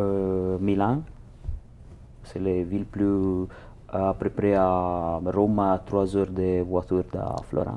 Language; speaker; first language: French; non-native, learner; Italian